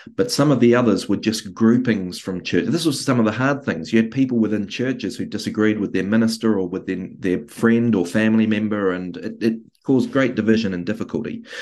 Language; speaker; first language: English; native; English